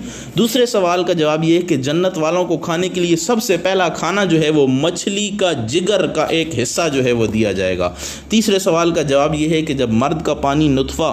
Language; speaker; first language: Urdu; native; Urdu